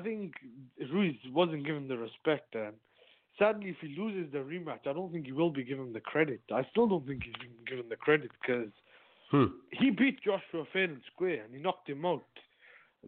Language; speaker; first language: English; native; English